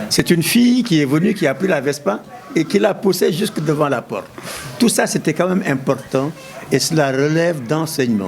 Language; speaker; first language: French; non-native, local second language; Wolof